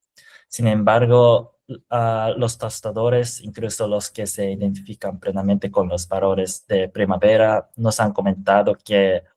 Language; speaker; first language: Spanish; non-native, fluent; Japanese